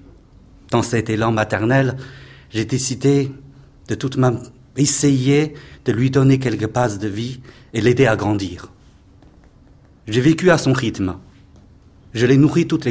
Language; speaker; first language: French; non-native, fluent; Chinese